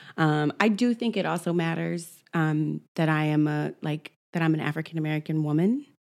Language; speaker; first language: English; native; English